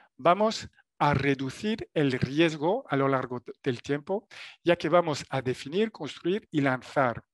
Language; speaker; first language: Spanish; non-native, fluent; French